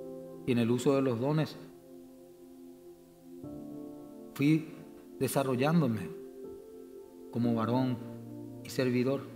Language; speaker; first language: Spanish; native; Spanish